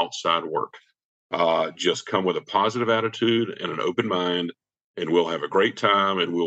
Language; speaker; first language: English; native; English